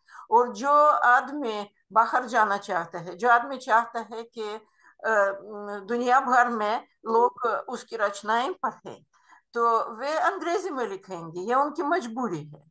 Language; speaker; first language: Hindi; non-native, fluent; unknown